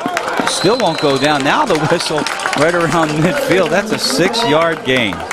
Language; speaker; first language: English; native; English